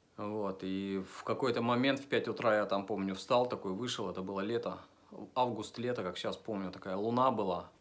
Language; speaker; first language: Russian; native; Russian